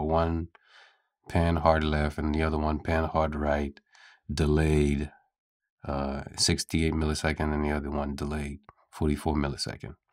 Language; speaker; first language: English; native; English